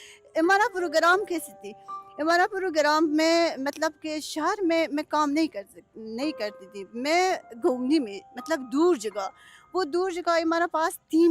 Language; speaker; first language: Hindi; non-native, learner; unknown